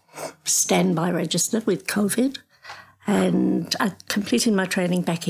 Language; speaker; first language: English; native; English